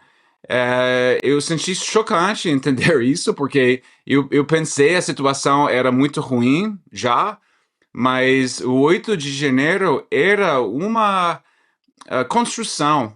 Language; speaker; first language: Portuguese; non-native, fluent; English